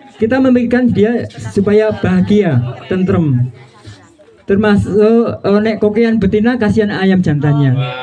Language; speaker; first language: Indonesian; non-native, local second language; Javanese